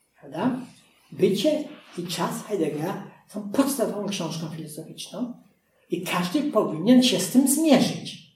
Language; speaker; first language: Polish; native; Polish